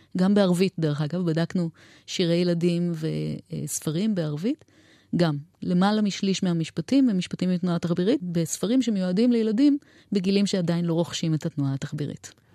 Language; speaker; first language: Hebrew; native; Hebrew